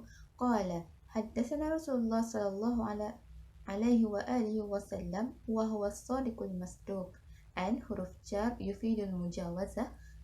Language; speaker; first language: Arabic; non-native, learner; Malay